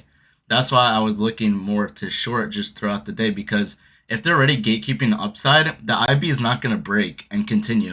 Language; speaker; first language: English; native; English